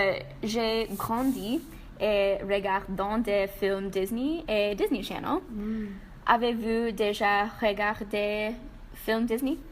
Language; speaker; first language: French; non-native, learner; English